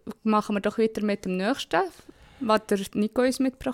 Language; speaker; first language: German; native; German